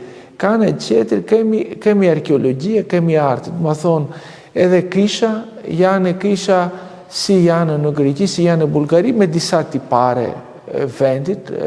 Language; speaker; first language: Albanian; non-native, fluent; Greek